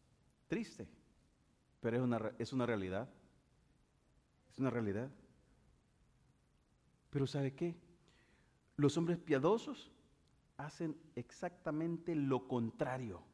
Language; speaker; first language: Spanish; native; Spanish